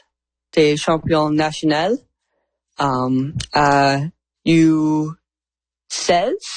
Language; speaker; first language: French; non-native, learner; English